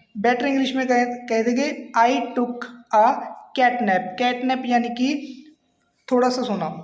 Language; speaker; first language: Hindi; non-native, local second language; Punjabi